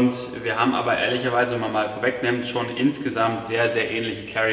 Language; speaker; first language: German; native; German